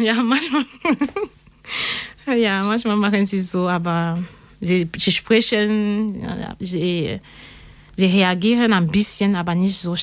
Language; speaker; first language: German; non-native, learner; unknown